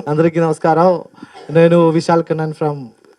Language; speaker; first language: Telugu; non-native, learner; Malayalam